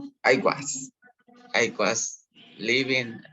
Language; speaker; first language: English; non-native, learner; Spanish